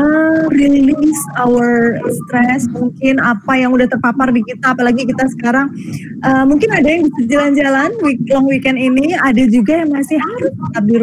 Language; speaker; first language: Indonesian; native; Indonesian